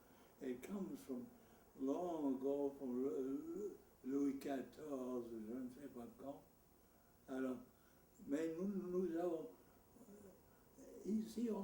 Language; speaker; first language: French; non-native, fluent; English